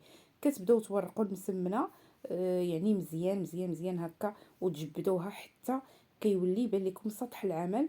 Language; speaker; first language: Arabic; native; Arabic